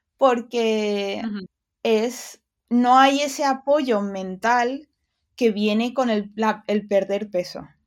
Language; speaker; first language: Spanish; early bilingual, other home language; English